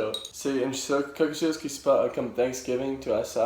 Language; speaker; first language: French; non-native, learner; English